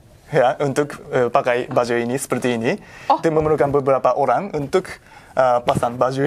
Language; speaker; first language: Indonesian; non-native, fluent; Japanese